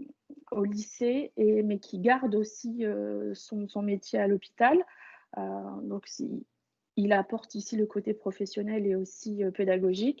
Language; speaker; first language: French; native; French